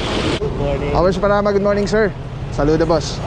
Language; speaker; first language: Filipino; native; Filipino